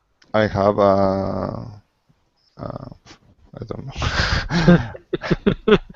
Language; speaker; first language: English; non-native, learner; Spanish